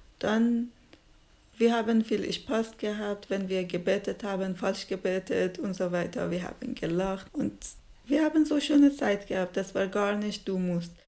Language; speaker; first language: German; non-native, learner; Persian